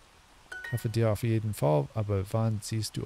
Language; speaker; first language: German; non-native, learner; English